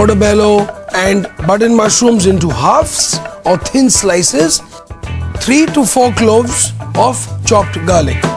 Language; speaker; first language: English; non-native, local second language; Hindi